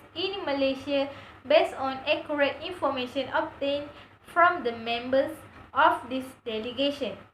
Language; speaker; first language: English; non-native, local second language; Malay